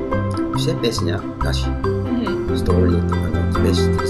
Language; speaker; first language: Russian; non-native, learner; Korean